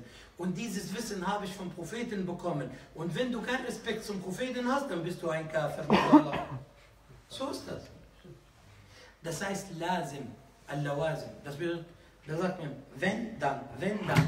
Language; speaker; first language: German; non-native, fluent; Arabic